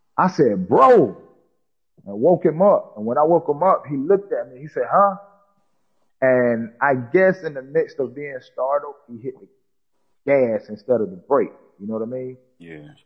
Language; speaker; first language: English; native; English